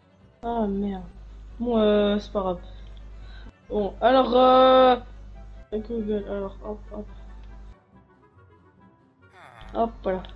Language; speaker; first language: French; native; French